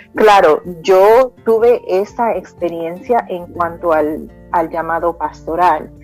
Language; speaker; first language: Spanish; early bilingual, heritage; Spanish